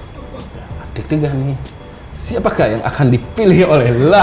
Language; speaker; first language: Indonesian; native; Indonesian